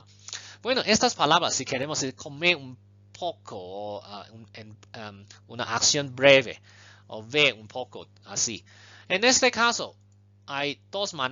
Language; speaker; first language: Spanish; non-native, fluent; Chinese